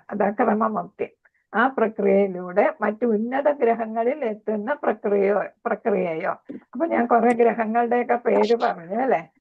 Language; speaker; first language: Malayalam; native; Malayalam